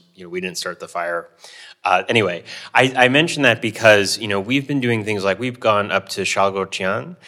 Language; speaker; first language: English; native; English